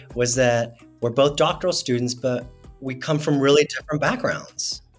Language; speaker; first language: English; non-native, fluent; Spanish